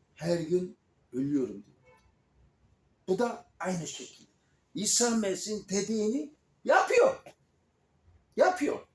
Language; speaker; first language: Turkish; non-native, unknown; Korean